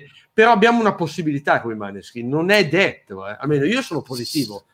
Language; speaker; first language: Italian; native; Italian